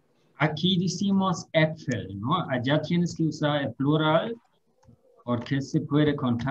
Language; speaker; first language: Spanish; non-native, fluent; German